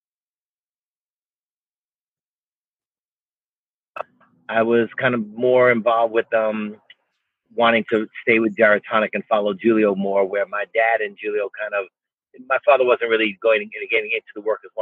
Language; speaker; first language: English; native; English